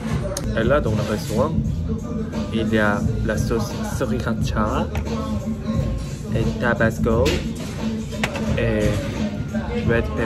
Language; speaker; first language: French; non-native, learner; Korean